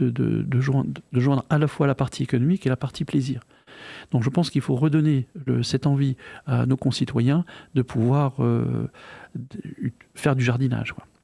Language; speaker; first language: French; native; French